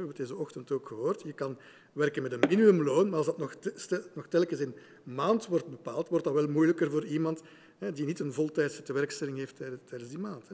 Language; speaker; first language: Dutch; native; Dutch